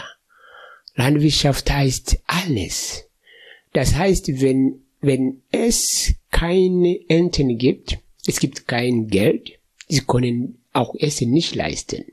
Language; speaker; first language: German; non-native, fluent; Swahili